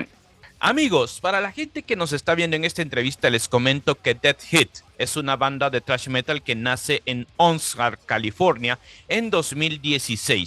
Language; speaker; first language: Spanish; native; Spanish